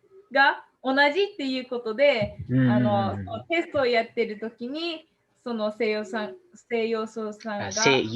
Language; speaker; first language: Japanese; non-native, fluent; English